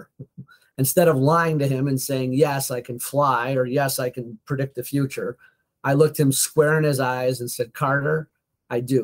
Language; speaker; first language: English; native; English